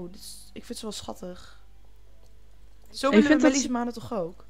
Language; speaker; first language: Dutch; native; Dutch